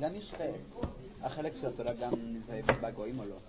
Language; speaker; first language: Hebrew; non-native, learner; Spanish